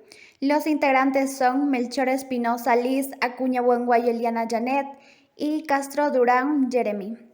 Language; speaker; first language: Spanish; native; Spanish